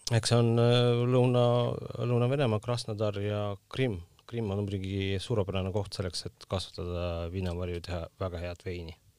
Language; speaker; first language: Estonian; non-native, local second language; Russian